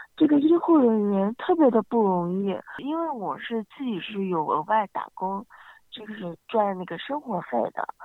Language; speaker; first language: Chinese; native; Chinese